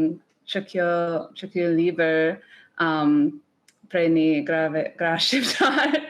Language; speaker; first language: Albanian; non-native, learner; English